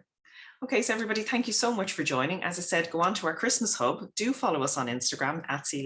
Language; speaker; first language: English; native; English